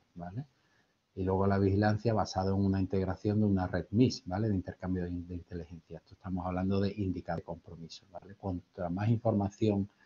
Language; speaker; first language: Spanish; native; Spanish